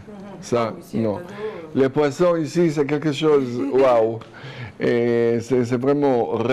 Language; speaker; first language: French; non-native, fluent; Hebrew